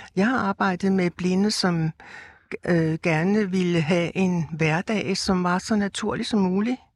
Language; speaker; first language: Danish; native; Danish